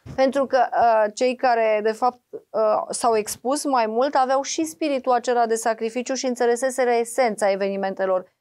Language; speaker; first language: Romanian; native; Romanian